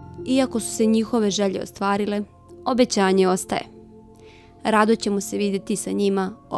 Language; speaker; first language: Serbian; native; Serbian